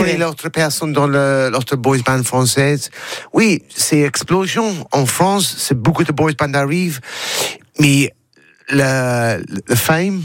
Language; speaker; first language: French; non-native, learner; English